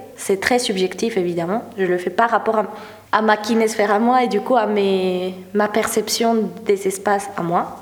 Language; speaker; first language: French; non-native, fluent; Spanish